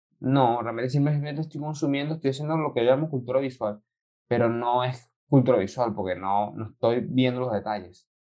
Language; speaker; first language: Spanish; native; Spanish